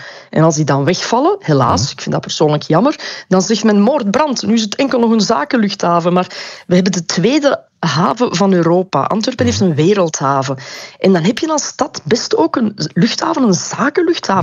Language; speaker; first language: Dutch; native; Dutch